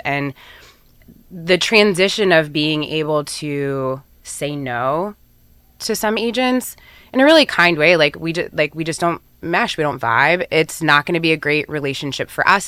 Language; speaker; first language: English; native; English